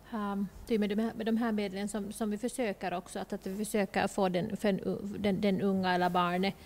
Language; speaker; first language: Swedish; non-native, local second language; Finnish